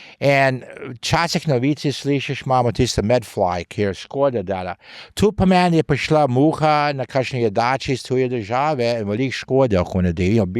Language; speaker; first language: Slovenian; early bilingual, heritage; Slovenian